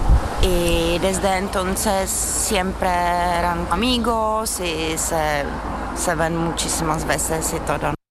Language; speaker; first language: Spanish; non-native, learner; Czech